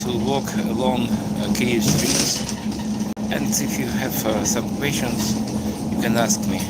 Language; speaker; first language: English; non-native, fluent; Russian